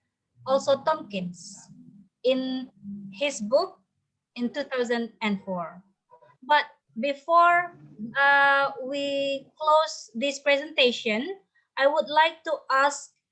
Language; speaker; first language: English; non-native, fluent; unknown